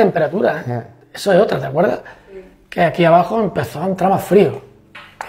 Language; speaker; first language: Spanish; native; Spanish